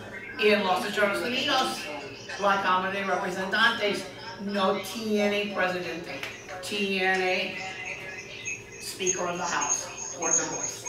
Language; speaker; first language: Spanish; non-native, fluent; English